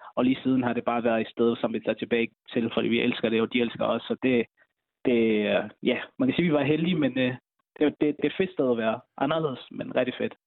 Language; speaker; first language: Danish; early bilingual, other home language; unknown